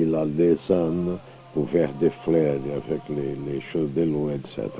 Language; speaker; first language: French; non-native, fluent; Portuguese